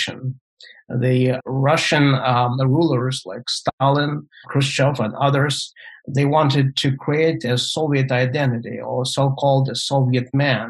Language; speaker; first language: English; non-native, fluent; Russian